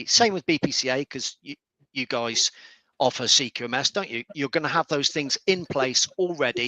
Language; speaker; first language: English; native; English